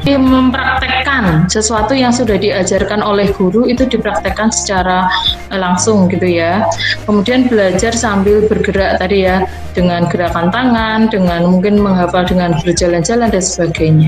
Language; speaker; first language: Indonesian; native; Indonesian